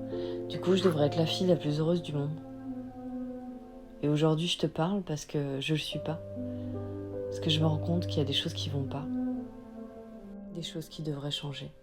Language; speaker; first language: French; native; French